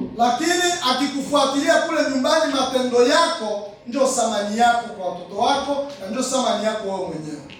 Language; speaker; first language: Swahili; non-native, local second language; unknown